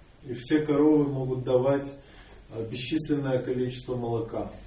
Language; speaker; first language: Russian; native; Russian